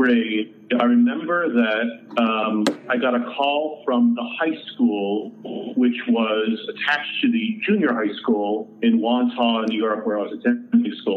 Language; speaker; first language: English; native; English